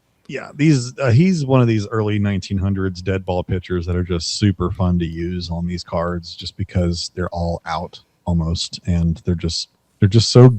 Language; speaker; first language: English; native; English